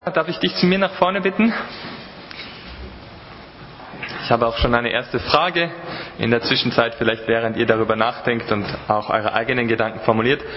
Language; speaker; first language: German; native; German